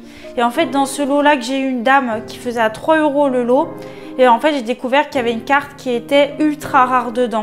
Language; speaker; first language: French; native; French